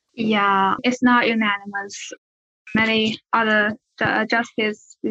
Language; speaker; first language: English; non-native, fluent; Chinese